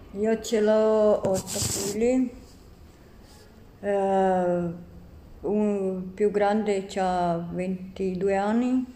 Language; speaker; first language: Italian; non-native, learner; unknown